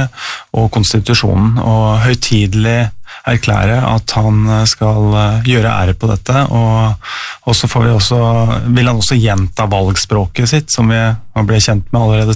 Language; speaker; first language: Norwegian; native; Norwegian